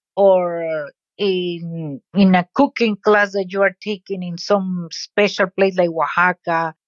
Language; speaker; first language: English; non-native, fluent; Spanish